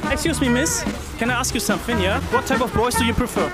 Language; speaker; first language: English; non-native, learner; German